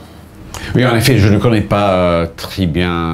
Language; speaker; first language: French; non-native, fluent; English